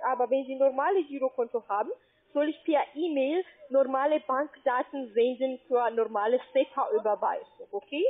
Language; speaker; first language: German; non-native, learner; Spanish